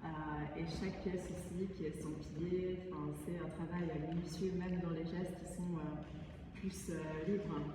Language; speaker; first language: French; native; French